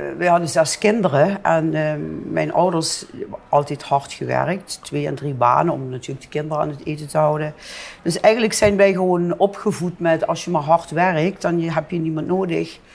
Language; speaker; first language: Dutch; native; Dutch